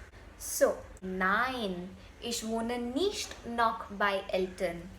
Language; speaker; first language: German; non-native, learner; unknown